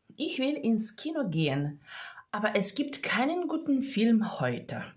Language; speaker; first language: German; non-native, fluent; Ukrainian